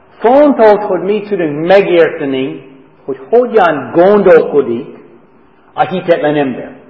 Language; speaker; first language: Hungarian; non-native, learner; English